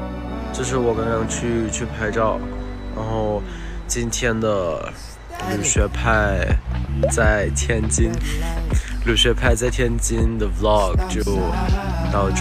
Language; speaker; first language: Chinese; non-native, fluent; Thai